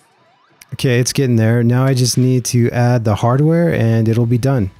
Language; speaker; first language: English; native; English